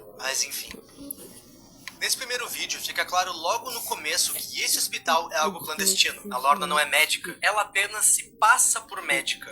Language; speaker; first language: Portuguese; native; Portuguese